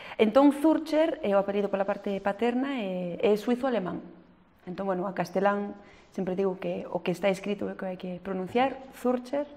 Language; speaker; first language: Galician; early bilingual, heritage; French